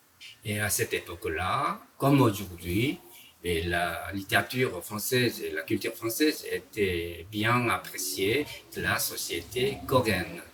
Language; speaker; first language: French; non-native, fluent; Korean